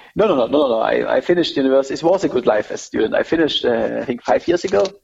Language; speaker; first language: English; non-native, fluent; German